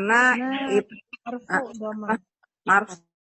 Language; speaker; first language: Indonesian; native; Indonesian